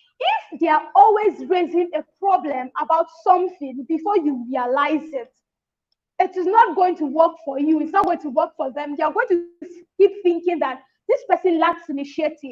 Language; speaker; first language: English; non-native, local second language; Yoruba